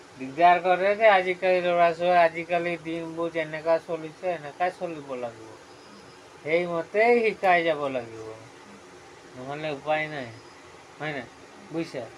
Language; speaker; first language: Assamese; non-native, local second language; Sadri